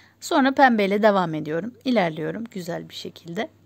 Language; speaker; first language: Turkish; native; Turkish